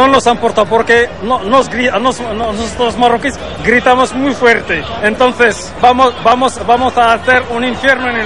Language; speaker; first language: Spanish; non-native, learner; Arabic